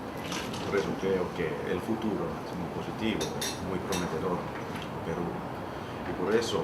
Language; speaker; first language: Spanish; non-native, fluent; Finnish